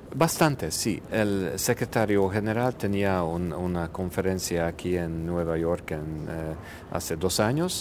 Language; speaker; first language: Spanish; non-native, fluent; Hungarian